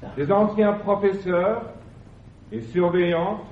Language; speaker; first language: French; non-native, fluent; English